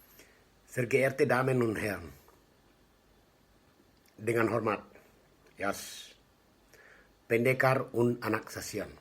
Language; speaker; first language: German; non-native, fluent; Indonesian